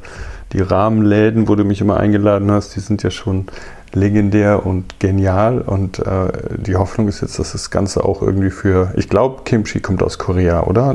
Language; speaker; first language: German; native; German